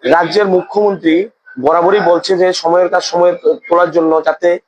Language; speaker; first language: Bangla; native; Bangla